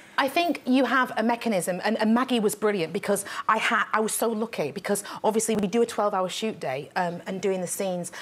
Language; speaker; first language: English; native; English